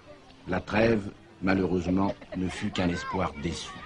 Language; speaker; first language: French; native; French